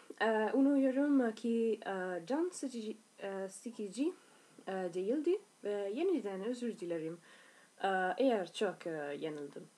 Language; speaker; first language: Turkish; non-native, learner; Italian